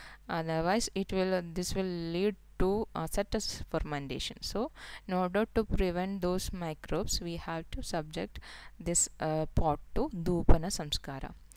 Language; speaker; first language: English; non-native, local second language; Malayalam